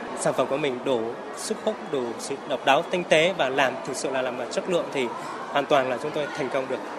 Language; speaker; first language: Vietnamese; non-native, local second language; Hmong